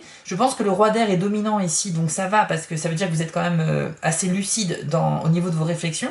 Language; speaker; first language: French; native; French